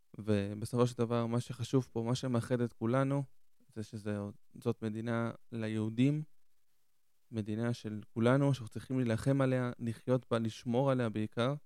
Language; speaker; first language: Hebrew; early bilingual, other home language; Spanish